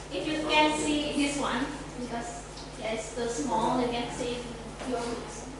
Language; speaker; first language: English; non-native, fluent; Indonesian